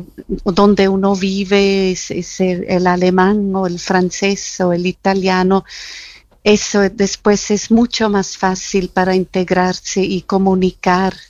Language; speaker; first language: Spanish; non-native, fluent; German